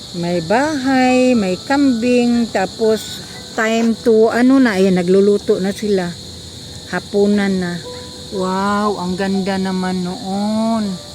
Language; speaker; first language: Filipino; non-native, local second language; Cebuano